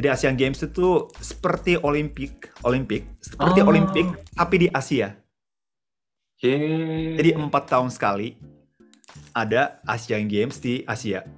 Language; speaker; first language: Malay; non-native, fluent; Japanese